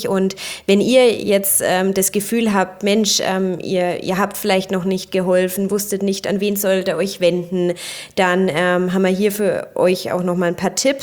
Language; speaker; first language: German; native; German